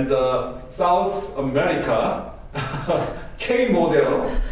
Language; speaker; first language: English; non-native, learner; Korean